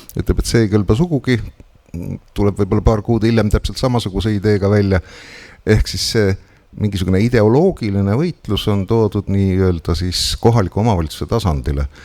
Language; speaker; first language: Estonian; native; Estonian